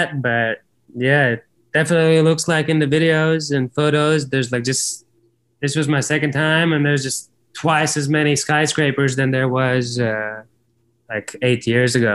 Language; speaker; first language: English; non-native, fluent; Latvian